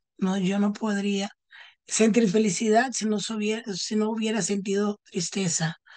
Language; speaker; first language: Spanish; non-native, fluent; Portuguese